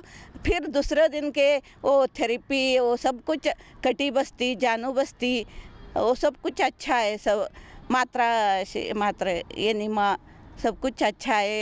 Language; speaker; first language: Hindi; non-native, local second language; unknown